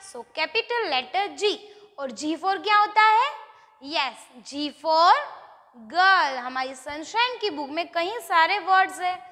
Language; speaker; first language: Hindi; non-native, local second language; Gujarati